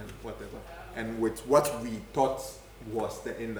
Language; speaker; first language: English; non-native, local second language; Akan